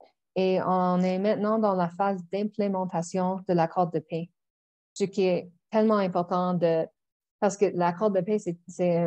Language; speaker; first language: French; non-native, local second language; English